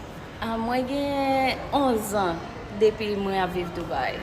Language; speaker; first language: French; non-native, learner; Haitian Creole